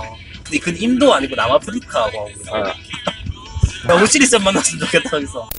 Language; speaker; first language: Korean; native; Korean